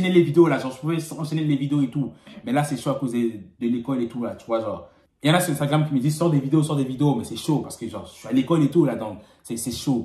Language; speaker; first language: French; native; French